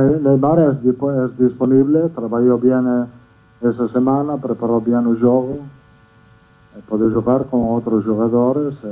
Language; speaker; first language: Portuguese; non-native, fluent; Italian